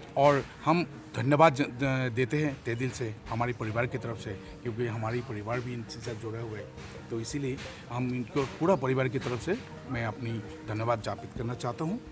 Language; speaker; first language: Hindi; non-native, local second language; Assamese